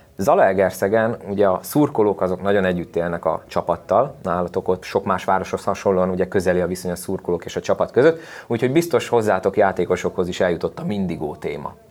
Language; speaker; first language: Hungarian; native; Hungarian